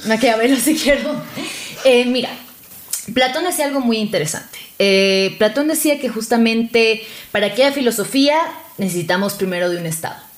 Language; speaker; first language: Spanish; native; Spanish